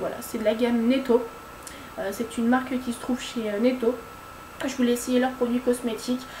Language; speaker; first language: French; native; French